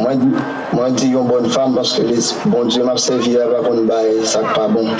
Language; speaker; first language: French; non-native, learner; Haitian Creole